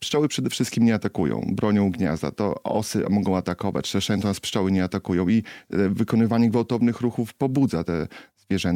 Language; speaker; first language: Polish; native; Polish